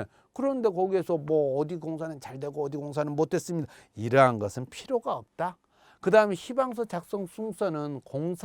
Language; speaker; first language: Korean; native; Korean